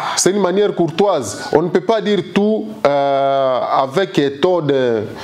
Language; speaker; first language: French; non-native, local second language; Swahili